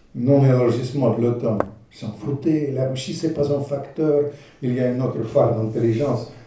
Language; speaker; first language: French; non-native, fluent; Ukrainian